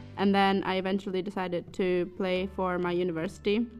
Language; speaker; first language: English; non-native, fluent; Italian